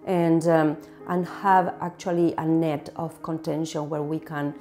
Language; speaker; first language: English; non-native, fluent; Spanish